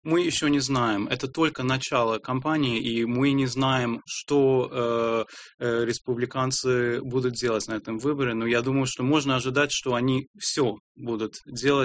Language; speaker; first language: Russian; non-native, fluent; English